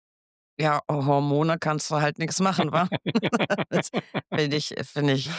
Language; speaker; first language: German; native; German